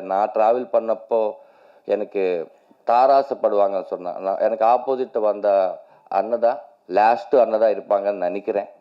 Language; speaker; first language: Tamil; non-native, learner; Telugu